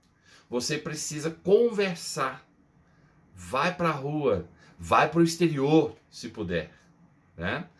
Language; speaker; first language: Portuguese; non-native, fluent; English